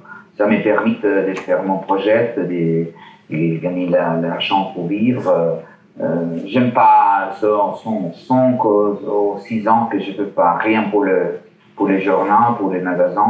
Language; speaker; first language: French; non-native, learner; Italian